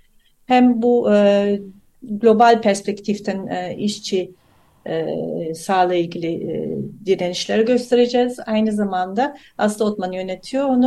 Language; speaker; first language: Turkish; non-native, fluent; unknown